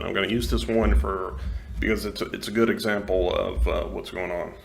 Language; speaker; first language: English; non-native, local second language; Spanish